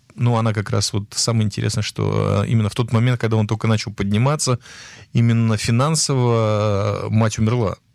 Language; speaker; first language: Russian; native; Russian